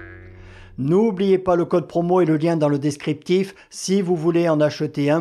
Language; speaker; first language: French; native; French